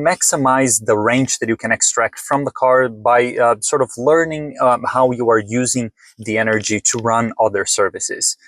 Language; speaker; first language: English; native; English